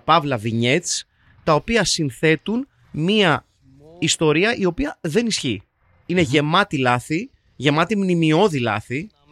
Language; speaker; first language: Greek; native; Greek